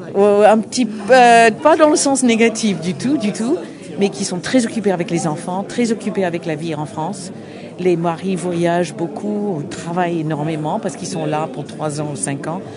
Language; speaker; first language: French; non-native, fluent; English